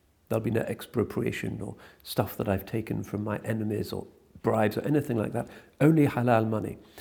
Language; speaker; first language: English; native; English